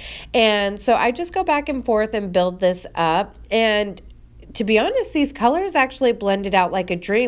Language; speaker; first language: English; native; English